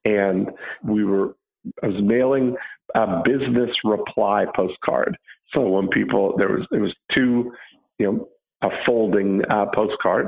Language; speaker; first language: English; native; English